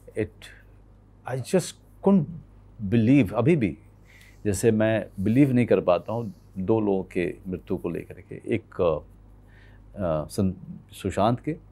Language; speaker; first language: Hindi; native; Hindi